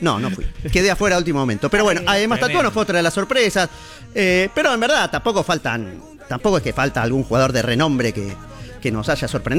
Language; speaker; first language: Spanish; native; Spanish